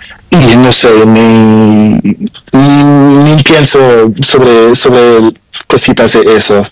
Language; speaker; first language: Spanish; non-native, learner; Portuguese